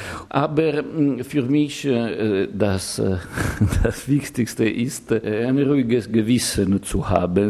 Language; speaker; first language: German; non-native, fluent; Italian